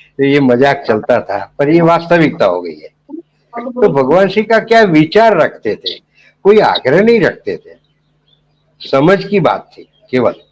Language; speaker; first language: Hindi; non-native, local second language; Gujarati